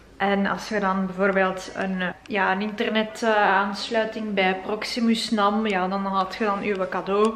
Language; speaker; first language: Dutch; native; Dutch